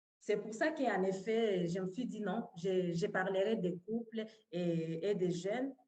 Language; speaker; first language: French; non-native, local second language; Swahili